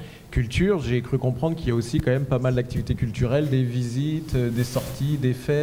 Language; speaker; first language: French; native; French